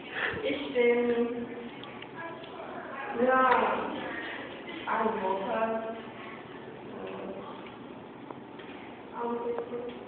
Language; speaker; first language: German; non-native, learner; English